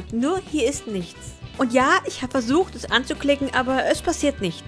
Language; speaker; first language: German; native; German